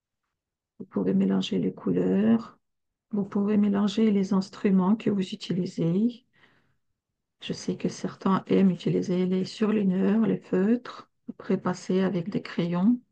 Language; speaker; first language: French; non-native, fluent; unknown